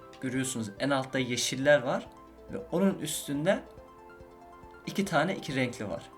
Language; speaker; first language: Turkish; early bilingual, heritage; Turkish